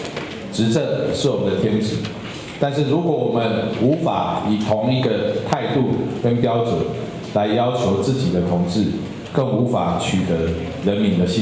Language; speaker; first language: Chinese; native; Chinese